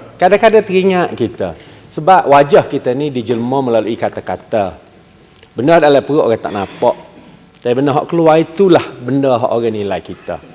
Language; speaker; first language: Malay; native; Malay